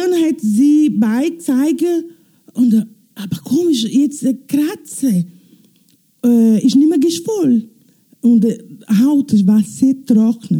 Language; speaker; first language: German; non-native, learner; Italian